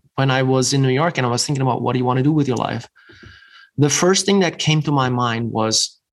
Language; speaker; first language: English; non-native, fluent; German